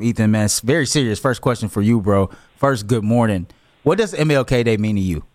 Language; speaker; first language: English; native; English